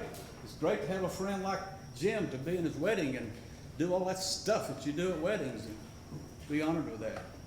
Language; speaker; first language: English; native; English